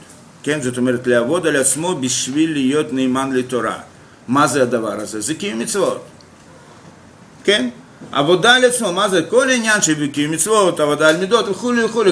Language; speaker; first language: Hebrew; non-native, fluent; Russian